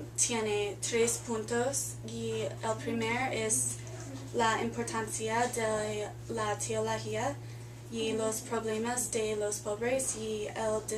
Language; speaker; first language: Spanish; non-native, learner; English